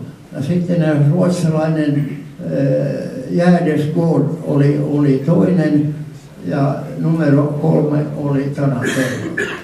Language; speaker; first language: Finnish; non-native, local second language; Swedish